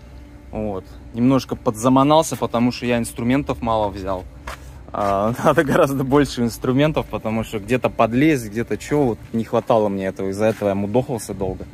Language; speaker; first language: Russian; native; Russian